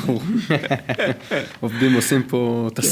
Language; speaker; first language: Hebrew; native; Hebrew